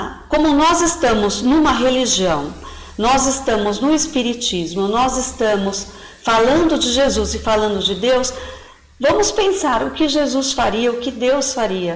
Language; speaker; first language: Portuguese; native; Portuguese